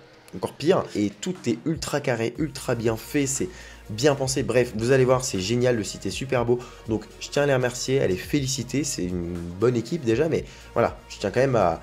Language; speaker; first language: French; native; French